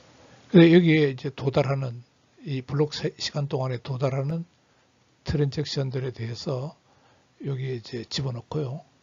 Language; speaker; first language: Korean; native; Korean